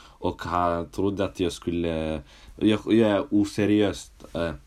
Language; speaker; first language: Swedish; early bilingual, other home language; Somali